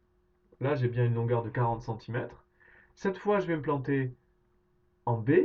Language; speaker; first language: French; native; French